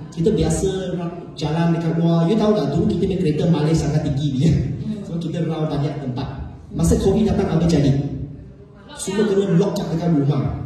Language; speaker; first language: Malay; non-native, local second language; Chinese